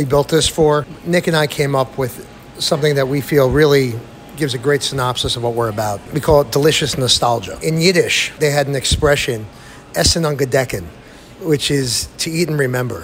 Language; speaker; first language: English; native; English